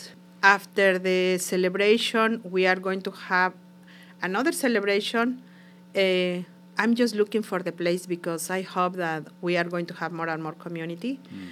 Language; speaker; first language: English; non-native, learner; Spanish